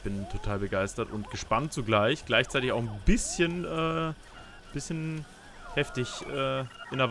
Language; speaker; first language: German; native; German